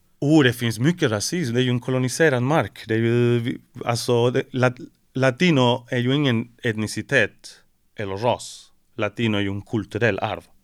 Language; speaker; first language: Swedish; early bilingual, other home language; Spanish